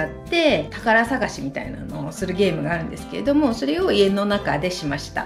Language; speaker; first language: Japanese; native; Japanese